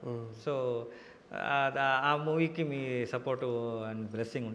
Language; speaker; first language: Telugu; non-native, learner; Kannada